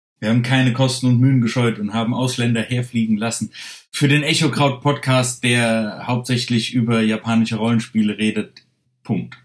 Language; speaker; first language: German; native; German